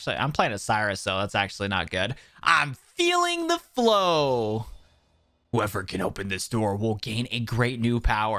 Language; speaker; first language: English; native; English